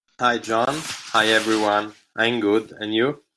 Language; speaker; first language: English; non-native, learner; Italian